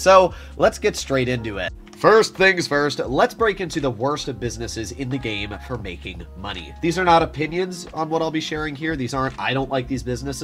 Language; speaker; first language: English; native; English